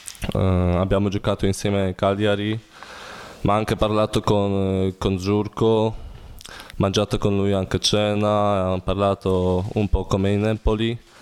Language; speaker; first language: Italian; non-native, learner; Polish